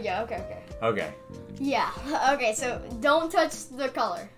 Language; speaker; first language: English; native; English